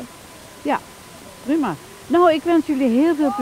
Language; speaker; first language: Dutch; native; Dutch